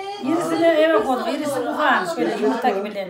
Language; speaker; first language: Turkish; native; Turkish